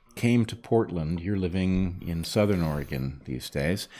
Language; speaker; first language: English; native; English